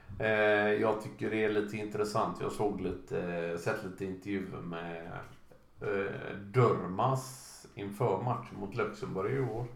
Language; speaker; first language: Swedish; native; Swedish